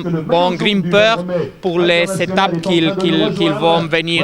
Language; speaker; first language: French; non-native, learner; Spanish